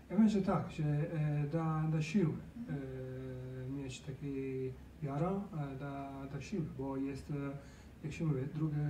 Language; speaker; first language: Polish; non-native, learner; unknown